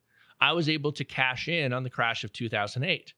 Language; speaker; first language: English; native; English